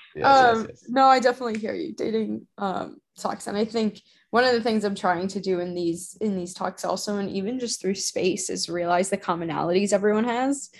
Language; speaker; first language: English; native; English